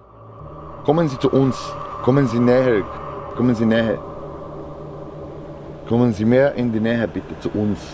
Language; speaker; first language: German; non-native, learner; Slovak